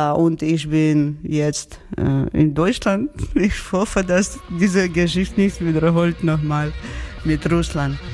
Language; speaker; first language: German; non-native, learner; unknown